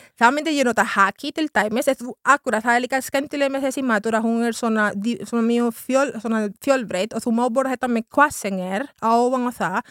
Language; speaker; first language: Icelandic; non-native, fluent; Spanish